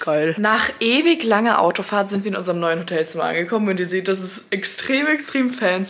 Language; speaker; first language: German; native; German